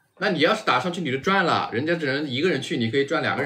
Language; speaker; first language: Chinese; native; Chinese